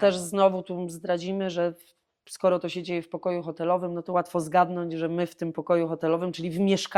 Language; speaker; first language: Polish; native; Polish